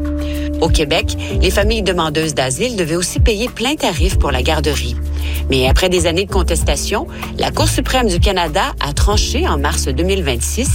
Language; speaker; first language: French; native; French